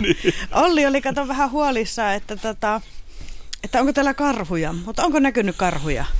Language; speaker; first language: Finnish; native; Finnish